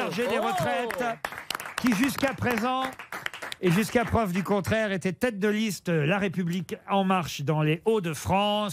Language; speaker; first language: French; native; French